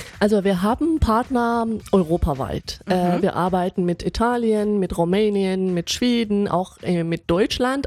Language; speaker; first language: German; non-native, fluent; Persian